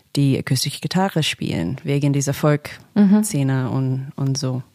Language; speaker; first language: German; non-native, fluent; English